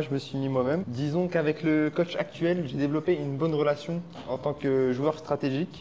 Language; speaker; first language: French; native; French